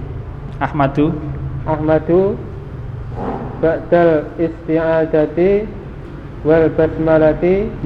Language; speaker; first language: Arabic; non-native, learner; Indonesian